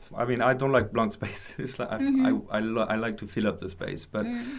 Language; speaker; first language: English; non-native, fluent; French